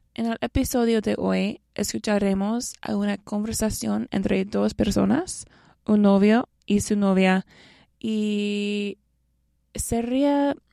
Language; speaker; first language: Spanish; non-native, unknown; English